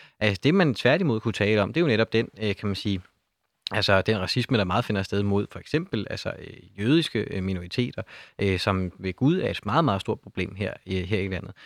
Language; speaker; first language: Danish; native; Danish